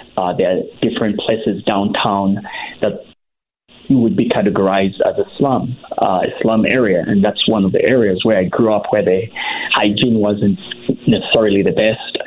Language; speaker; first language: English; early bilingual, other home language; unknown